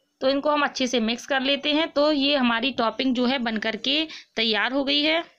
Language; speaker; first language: Hindi; native; Hindi